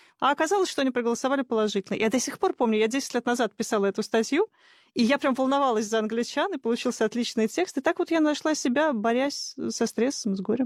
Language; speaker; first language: Russian; native; Russian